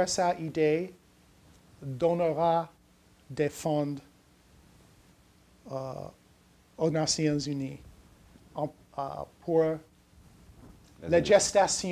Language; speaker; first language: French; non-native, learner; English